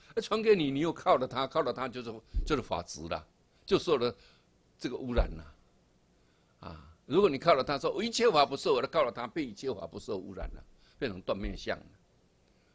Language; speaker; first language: Chinese; native; Chinese